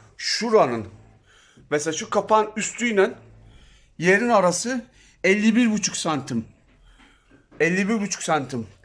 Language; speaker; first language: Turkish; native; Turkish